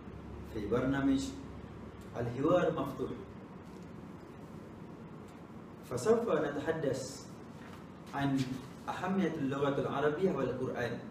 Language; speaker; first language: Arabic; non-native, learner; Malay